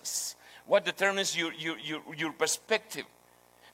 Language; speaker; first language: English; non-native, fluent; Spanish